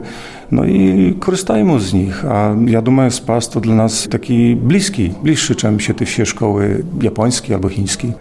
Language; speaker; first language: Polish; non-native, local second language; Ukrainian